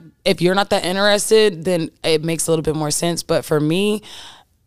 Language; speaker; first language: English; native; English